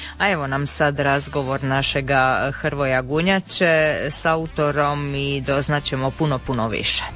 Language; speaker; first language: Serbian; native; Serbian